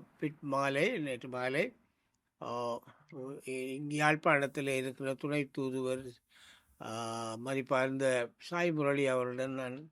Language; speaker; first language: Tamil; native; Tamil